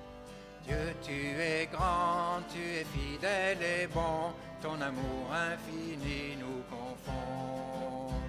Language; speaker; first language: French; native; French